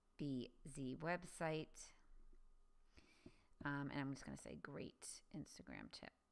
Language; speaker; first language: English; native; English